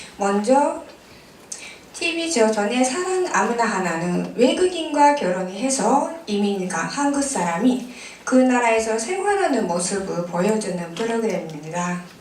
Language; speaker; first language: Korean; non-native, fluent; Japanese